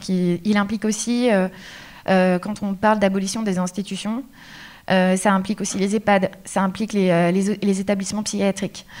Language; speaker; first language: French; native; French